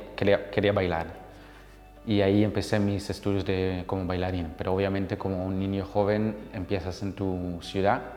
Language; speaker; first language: Spanish; non-native, fluent; Hebrew